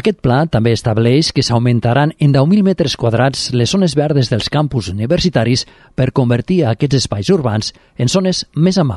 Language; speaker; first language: Catalan; native; Catalan